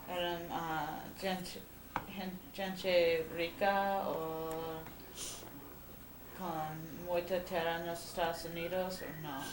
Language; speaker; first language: Portuguese; non-native, fluent; Spanish